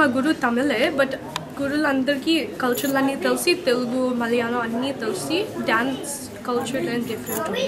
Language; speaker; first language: Telugu; early bilingual, heritage; Telugu